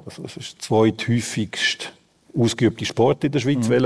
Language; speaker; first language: German; native; German